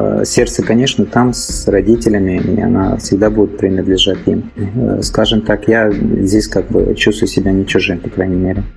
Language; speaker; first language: Russian; non-native, fluent; Arabic